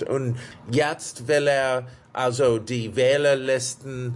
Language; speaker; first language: German; non-native, fluent; English